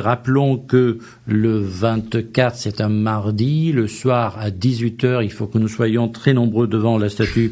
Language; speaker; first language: French; native; French